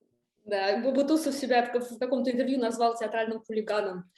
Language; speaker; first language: Russian; native; Russian